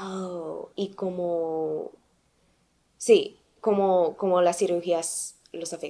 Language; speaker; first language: Spanish; non-native, learner; English